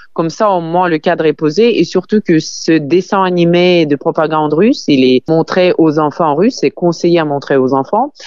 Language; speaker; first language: French; non-native, fluent; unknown